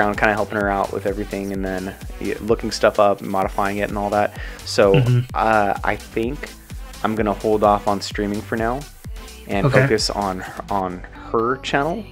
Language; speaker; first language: English; native; English